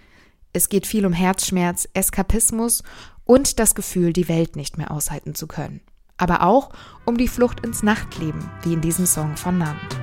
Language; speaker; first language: German; native; German